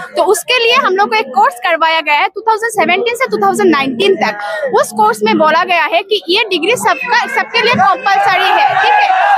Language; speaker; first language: Hindi; non-native, local second language; Assamese